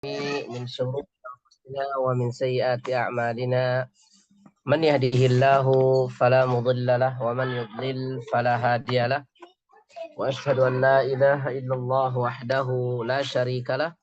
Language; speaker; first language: Arabic; non-native, fluent; Indonesian